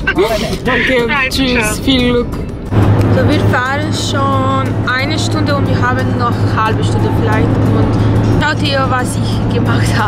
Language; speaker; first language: German; non-native, fluent; Bosnian